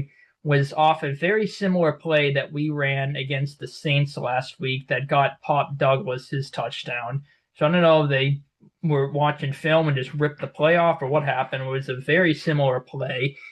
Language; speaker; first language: English; native; English